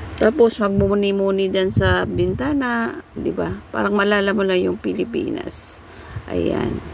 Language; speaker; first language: Filipino; native; Filipino